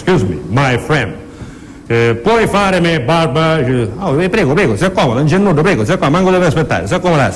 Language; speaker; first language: Italian; native; Italian